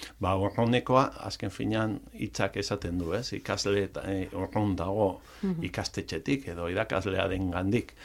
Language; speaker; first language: Basque; non-native, local second language; Spanish